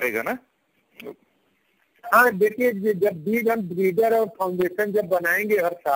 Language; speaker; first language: Hindi; native; Hindi